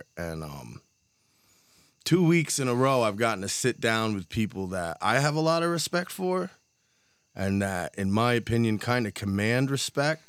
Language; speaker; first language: English; native; English